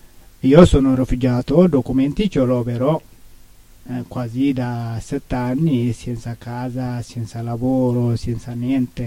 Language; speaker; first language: Italian; non-native, learner; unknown